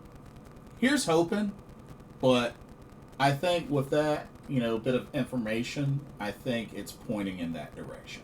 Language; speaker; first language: English; native; English